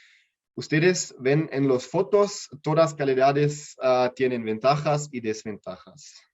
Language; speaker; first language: Spanish; non-native, learner; German